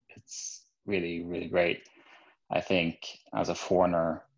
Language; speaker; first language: English; non-native, fluent; Norwegian